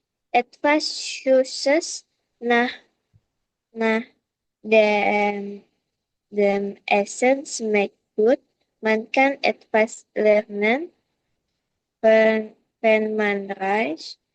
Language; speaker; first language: German; non-native, learner; Indonesian